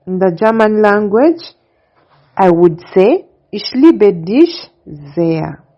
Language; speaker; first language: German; non-native, learner; English